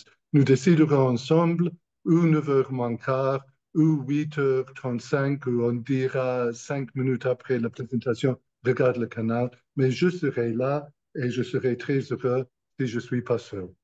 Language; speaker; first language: French; non-native, learner; English